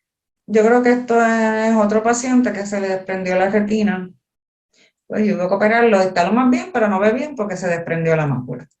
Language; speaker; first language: Spanish; native; Spanish